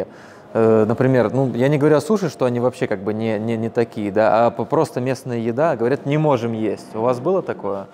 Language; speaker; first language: Russian; native; Russian